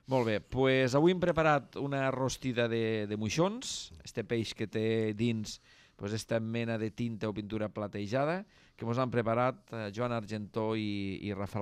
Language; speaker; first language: Catalan; native; Catalan